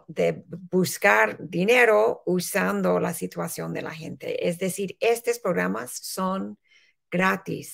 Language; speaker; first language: Spanish; early bilingual, heritage; Spanish